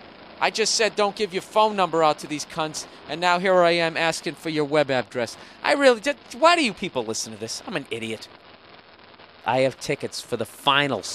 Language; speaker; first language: English; native; English